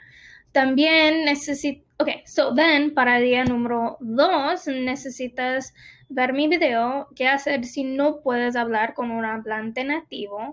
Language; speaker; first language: Spanish; non-native, fluent; English